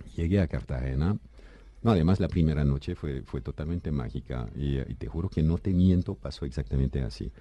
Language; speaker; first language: Spanish; non-native, fluent; French